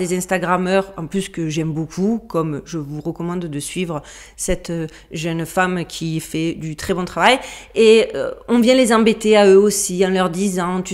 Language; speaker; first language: French; native; French